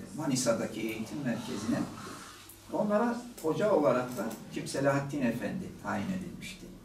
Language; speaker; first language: Turkish; non-native, local second language; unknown